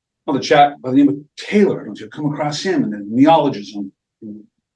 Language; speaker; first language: English; native; English